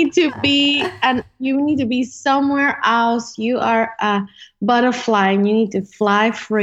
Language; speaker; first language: English; non-native, fluent; Spanish